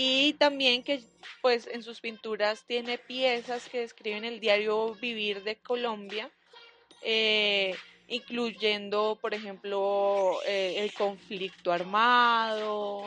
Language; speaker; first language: Spanish; native; Spanish